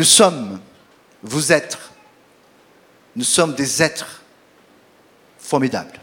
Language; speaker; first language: French; non-native, fluent; Portuguese